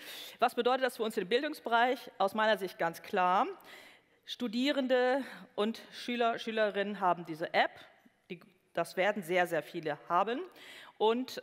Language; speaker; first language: German; native; German